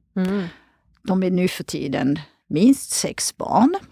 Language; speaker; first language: Swedish; non-native, fluent; French